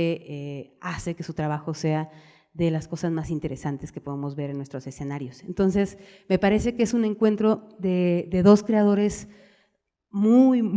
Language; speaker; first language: Spanish; native; Spanish